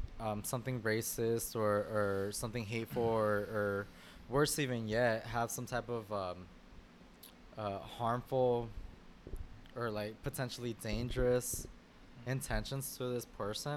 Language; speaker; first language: English; native; English